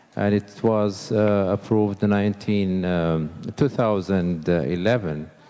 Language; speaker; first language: English; non-native, fluent; Arabic